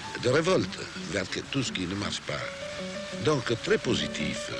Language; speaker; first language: French; non-native, fluent; Greek